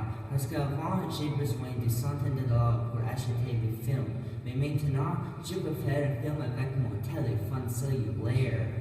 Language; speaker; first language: French; non-native, learner; English